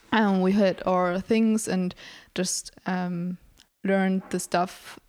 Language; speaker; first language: English; non-native, fluent; German